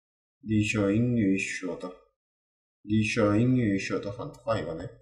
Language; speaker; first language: Chinese; non-native, learner; Korean